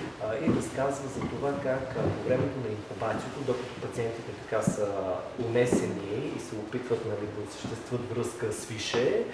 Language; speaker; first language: Bulgarian; native; Bulgarian